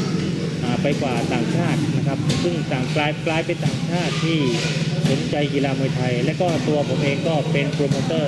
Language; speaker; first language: Thai; native; Thai